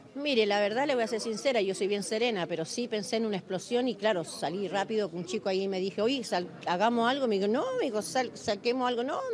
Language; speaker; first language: Spanish; native; Spanish